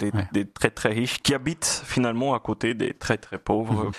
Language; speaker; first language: French; non-native, fluent; Portuguese